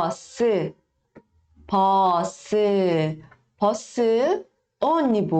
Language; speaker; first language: Korean; early bilingual, heritage; Korean